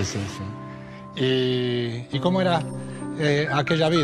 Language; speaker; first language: Spanish; native; Spanish